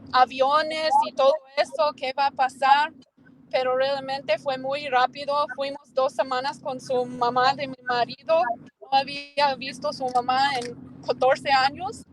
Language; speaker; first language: Spanish; early bilingual, heritage; Spanish